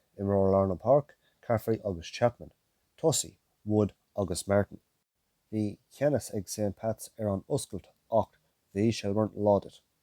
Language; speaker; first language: Irish; non-native, local second language; English